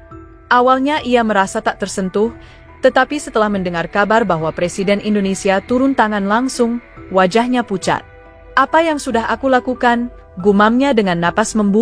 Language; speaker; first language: Indonesian; native; Indonesian